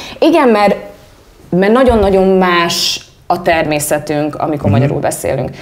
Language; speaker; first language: Hungarian; early bilingual, heritage; English